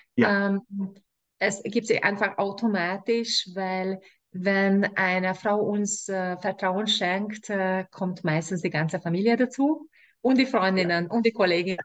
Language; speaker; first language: German; non-native, fluent; Hungarian